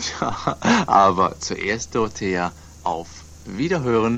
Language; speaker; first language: German; non-native, fluent; Swedish